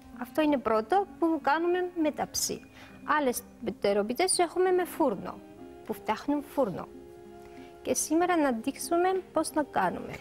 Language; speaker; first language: Greek; non-native, learner; Georgian